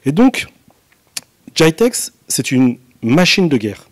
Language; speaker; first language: French; non-native, local second language; Arabic